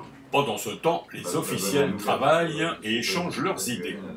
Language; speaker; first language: French; native; French